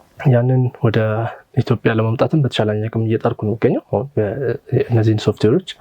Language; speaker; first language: Amharic; native; Amharic